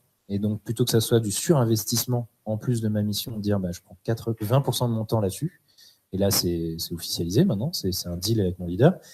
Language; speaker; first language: French; native; French